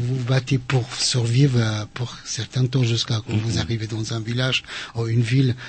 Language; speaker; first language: French; non-native, fluent; Arabic